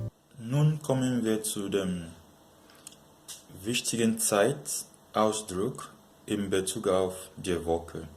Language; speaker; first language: German; non-native, learner; Yoruba